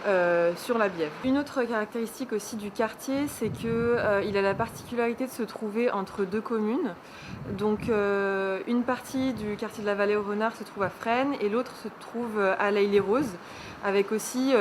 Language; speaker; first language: French; native; French